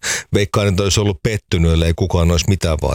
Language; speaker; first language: Finnish; native; Finnish